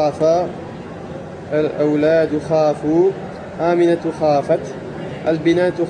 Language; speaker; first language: Arabic; non-native, learner; French